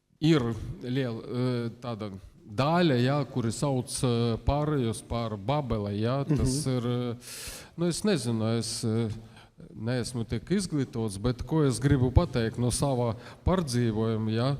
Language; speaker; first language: Latvian; non-native, local second language; Russian